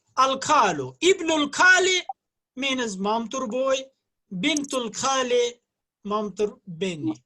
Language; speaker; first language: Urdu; non-native, local second language; Kashmiri